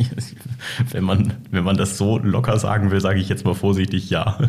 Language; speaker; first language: German; native; German